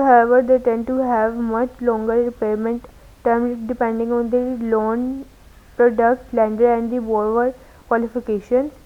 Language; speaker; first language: English; non-native, local second language; Urdu